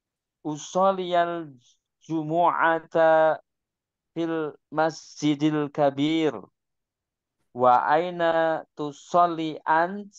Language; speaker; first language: Arabic; non-native, learner; Indonesian